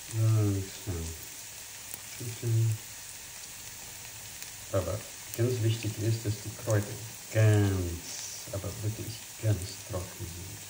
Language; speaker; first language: German; non-native, fluent; Portuguese